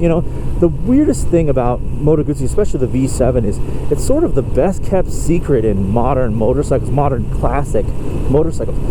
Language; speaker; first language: English; native; English